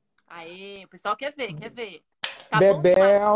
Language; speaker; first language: Portuguese; native; Portuguese